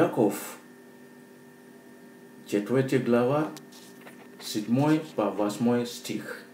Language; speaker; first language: Russian; non-native, learner; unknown